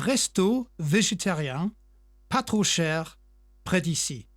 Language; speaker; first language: French; non-native, fluent; English